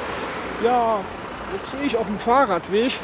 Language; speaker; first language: German; native; German